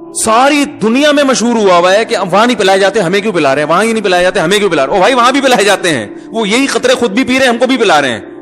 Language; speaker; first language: Urdu; native; Urdu